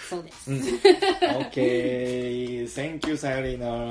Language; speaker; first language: English; non-native, learner; Japanese